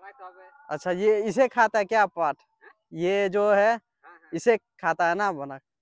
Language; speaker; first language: Hindi; native; Hindi